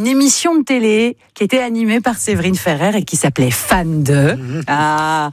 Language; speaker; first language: French; native; French